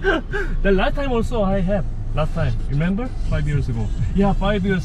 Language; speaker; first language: English; non-native, learner; Korean